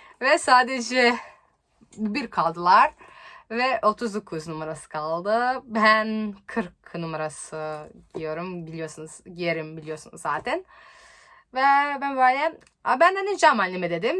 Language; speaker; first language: Turkish; non-native, learner; Serbian